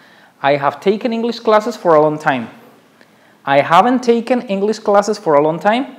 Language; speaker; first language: English; non-native, fluent; Spanish